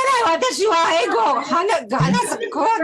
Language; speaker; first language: Japanese; non-native, learner; English